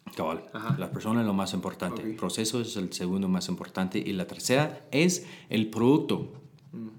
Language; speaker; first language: Spanish; non-native, learner; English